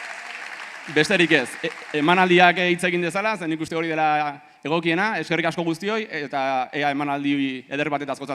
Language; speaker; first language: Basque; native; Basque